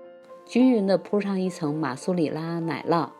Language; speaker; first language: Chinese; native; Chinese